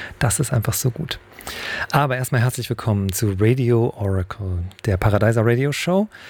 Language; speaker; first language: German; native; German